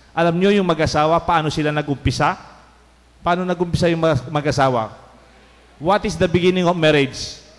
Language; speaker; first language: Filipino; non-native, local second language; Pampanga